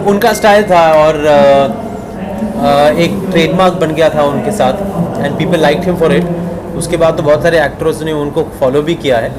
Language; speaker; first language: Hindi; native; Hindi